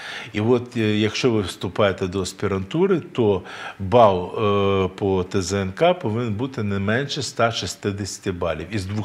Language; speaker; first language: Ukrainian; native; Ukrainian